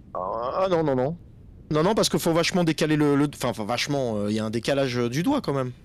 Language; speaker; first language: French; native; French